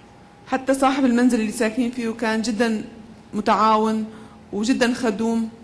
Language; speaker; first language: Arabic; native; Arabic